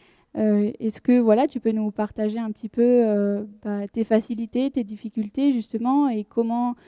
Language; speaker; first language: French; native; French